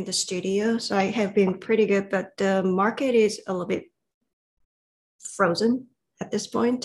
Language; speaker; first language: English; non-native, fluent; Korean